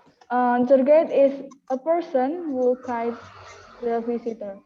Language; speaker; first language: English; non-native, learner; Indonesian